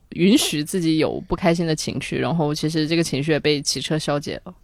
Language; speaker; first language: Chinese; native; Chinese